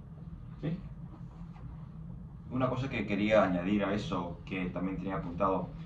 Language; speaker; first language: Spanish; non-native, fluent; English